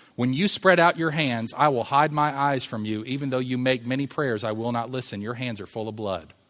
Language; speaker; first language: English; native; English